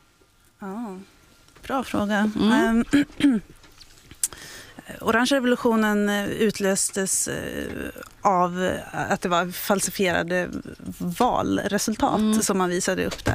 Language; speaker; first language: Swedish; native; Swedish